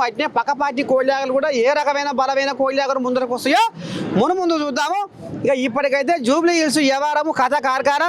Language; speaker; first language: Telugu; native; Telugu